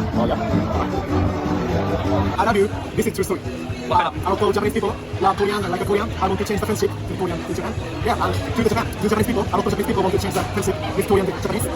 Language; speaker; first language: English; non-native, learner; Japanese